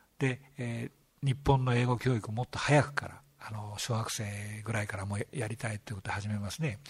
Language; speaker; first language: Japanese; native; Japanese